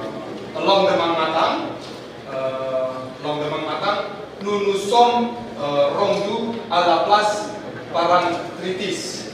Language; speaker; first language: French; non-native, learner; Indonesian